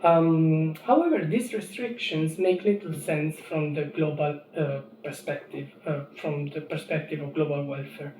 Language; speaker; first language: English; non-native, fluent; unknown